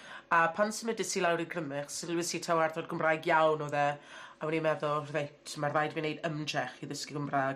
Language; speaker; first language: Welsh; non-native, fluent; English